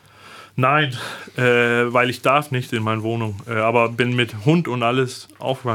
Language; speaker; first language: German; non-native, fluent; Danish